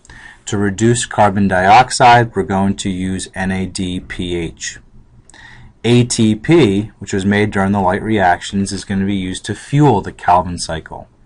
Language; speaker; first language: English; native; English